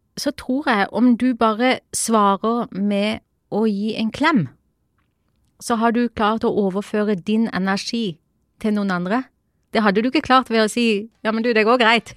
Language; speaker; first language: Norwegian; early bilingual, other home language; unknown